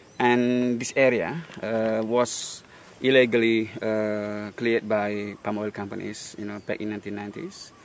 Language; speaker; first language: English; non-native, fluent; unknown